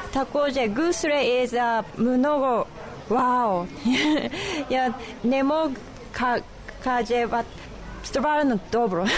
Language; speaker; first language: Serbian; non-native, learner; Japanese